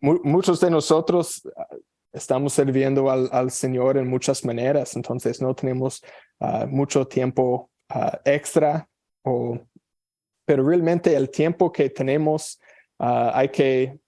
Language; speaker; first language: Spanish; non-native, fluent; English